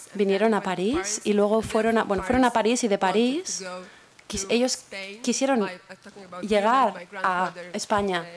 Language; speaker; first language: Spanish; non-native, fluent; Polish